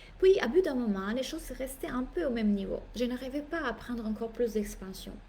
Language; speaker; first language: French; non-native, fluent; Italian